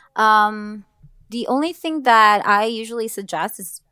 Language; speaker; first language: English; non-native, fluent; Italian